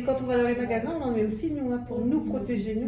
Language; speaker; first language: French; native; French